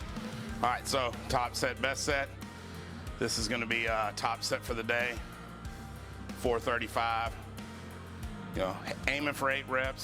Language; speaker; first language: English; native; English